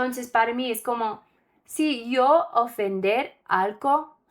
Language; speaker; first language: Spanish; non-native, learner; English